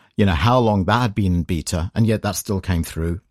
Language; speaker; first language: English; native; English